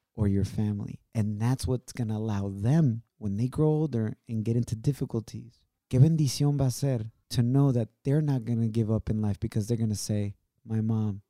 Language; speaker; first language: English; early bilingual, other home language; Spanish